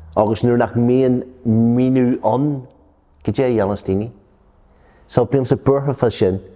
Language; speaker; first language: Irish; non-native, local second language; English